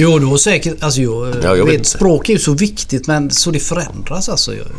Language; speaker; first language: Swedish; native; Swedish